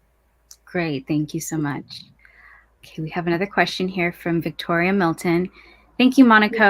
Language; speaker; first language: English; native; English